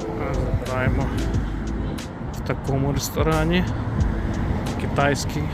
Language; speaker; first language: Ukrainian; native; Ukrainian